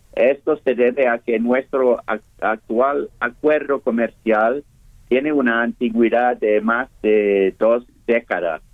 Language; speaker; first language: Spanish; non-native, fluent; English